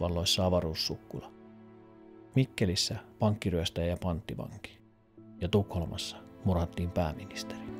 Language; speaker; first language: Finnish; native; Finnish